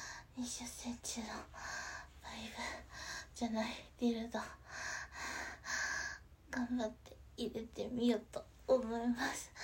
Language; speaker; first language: Japanese; native; Japanese